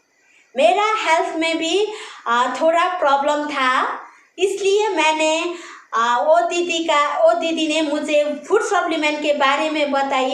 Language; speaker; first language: Hindi; non-native, local second language; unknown